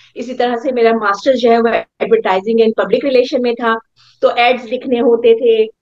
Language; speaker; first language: Urdu; native; Urdu